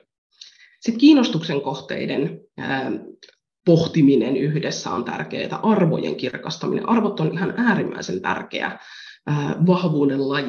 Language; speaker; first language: Finnish; native; Finnish